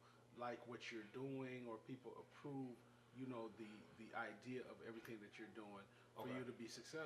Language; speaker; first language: English; native; English